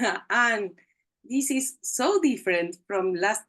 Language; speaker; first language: English; non-native, learner; Spanish